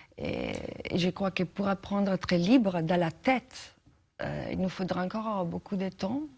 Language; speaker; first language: French; non-native, fluent; Italian